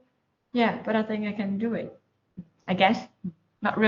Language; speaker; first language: English; non-native, learner; Vietnamese